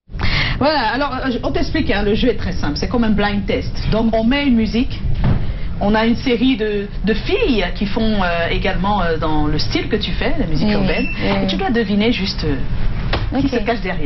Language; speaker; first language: French; native; French